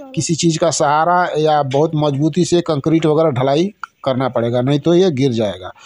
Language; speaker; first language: Hindi; native; Hindi